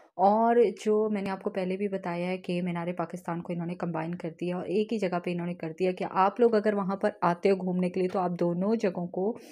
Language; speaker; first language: Urdu; native; Urdu